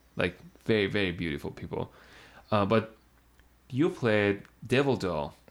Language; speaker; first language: English; non-native, fluent; Persian